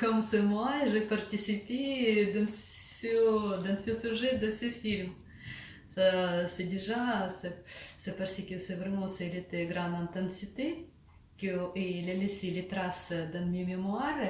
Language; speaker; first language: French; non-native, learner; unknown